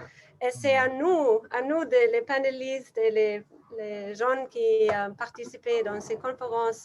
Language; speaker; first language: French; non-native, learner; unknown